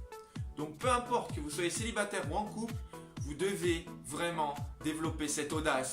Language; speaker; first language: French; native; French